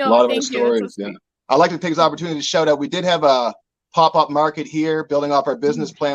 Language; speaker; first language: English; native; English